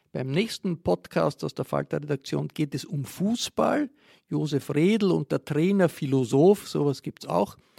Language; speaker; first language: German; native; German